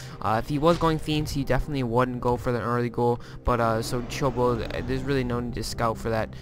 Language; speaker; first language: English; native; English